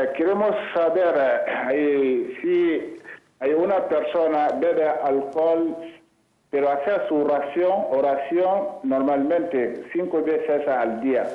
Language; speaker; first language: Spanish; non-native, learner; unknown